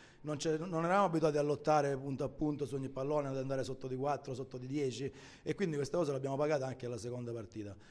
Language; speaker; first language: Italian; native; Italian